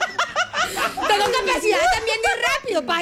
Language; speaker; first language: Spanish; native; Spanish